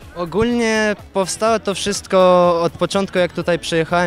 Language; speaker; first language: Polish; non-native, fluent; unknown